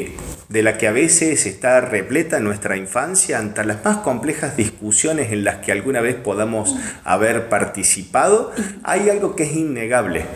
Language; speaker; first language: Spanish; native; Spanish